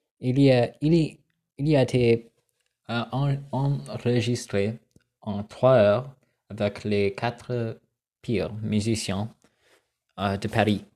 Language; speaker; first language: French; non-native, learner; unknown